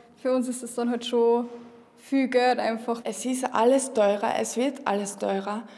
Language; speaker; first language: German; non-native, fluent; Latvian